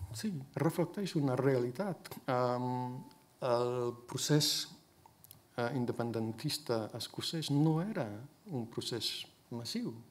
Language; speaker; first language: Catalan; non-native, fluent; English